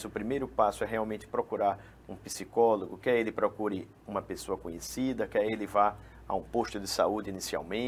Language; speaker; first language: Portuguese; native; Portuguese